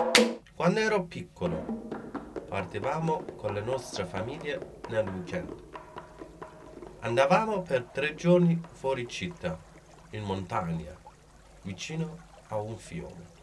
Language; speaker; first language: Italian; non-native, learner; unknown